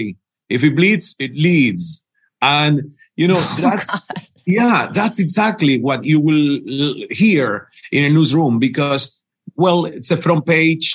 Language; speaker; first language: English; non-native, fluent; Spanish